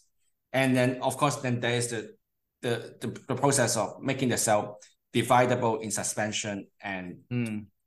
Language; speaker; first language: English; non-native, local second language; Cantonese